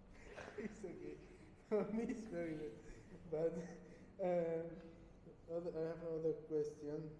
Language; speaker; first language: English; non-native, fluent; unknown